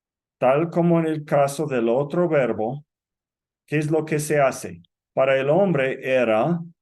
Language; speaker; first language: Spanish; non-native, fluent; English